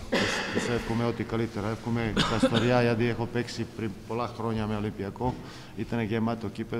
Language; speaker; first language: Greek; non-native, fluent; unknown